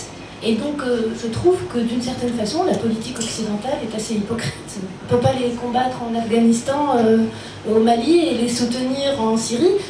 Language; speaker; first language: French; non-native, local second language; Arabic